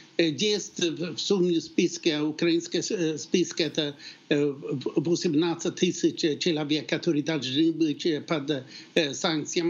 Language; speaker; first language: Russian; non-native, fluent; Swedish